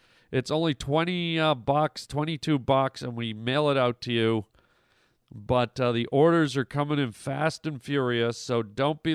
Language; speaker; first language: English; native; English